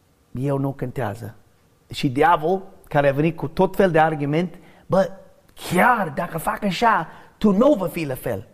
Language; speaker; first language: Romanian; non-native, learner; English